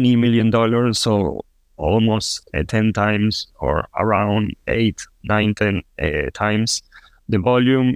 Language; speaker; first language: English; non-native, fluent; Spanish